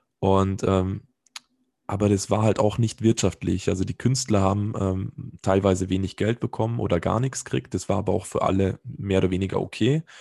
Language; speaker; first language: German; native; German